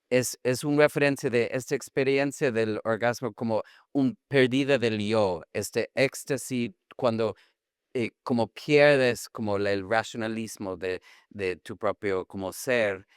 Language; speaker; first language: Spanish; non-native, fluent; English